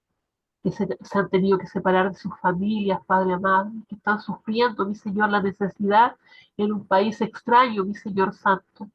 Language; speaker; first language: Spanish; native; Spanish